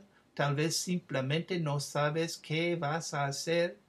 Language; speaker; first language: Spanish; non-native, fluent; English